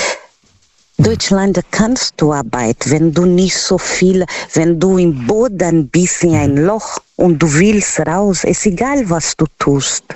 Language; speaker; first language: German; non-native, learner; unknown